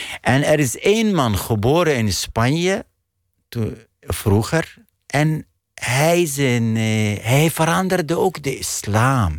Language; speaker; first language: Dutch; non-native, fluent; Arabic